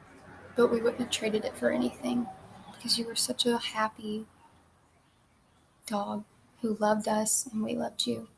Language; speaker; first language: English; native; English